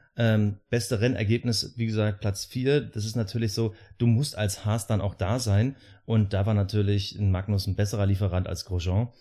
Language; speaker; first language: German; native; German